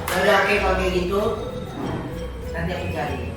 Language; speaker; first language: Indonesian; native; Indonesian